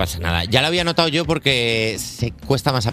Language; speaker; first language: Spanish; native; Spanish